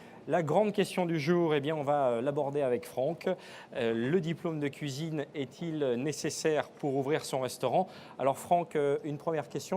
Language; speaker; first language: French; native; French